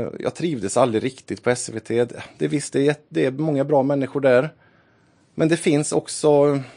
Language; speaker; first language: Swedish; native; Swedish